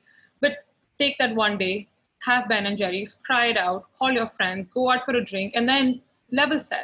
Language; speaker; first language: English; non-native, local second language; Hindi